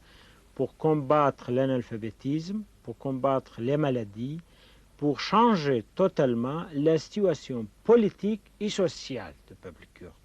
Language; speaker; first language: French; non-native, fluent; Kurdish